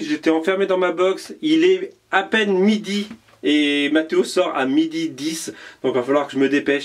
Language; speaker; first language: French; native; French